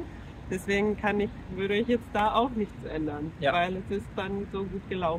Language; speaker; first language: German; non-native, fluent; Finnish